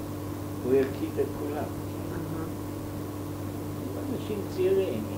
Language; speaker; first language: Hebrew; non-native, fluent; German